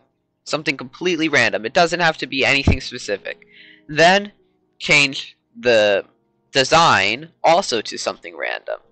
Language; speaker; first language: English; native; English